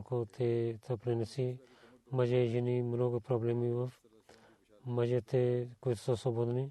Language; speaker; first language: Bulgarian; non-native, learner; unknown